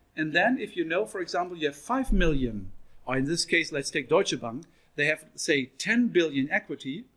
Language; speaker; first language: English; non-native, fluent; German